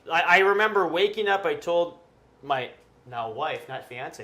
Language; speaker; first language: English; native; English